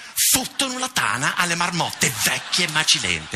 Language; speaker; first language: Italian; native; Italian